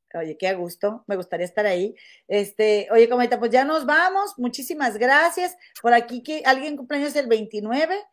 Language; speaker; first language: Spanish; native; Spanish